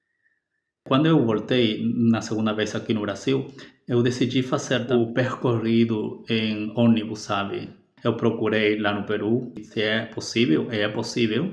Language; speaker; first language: Portuguese; non-native, fluent; Spanish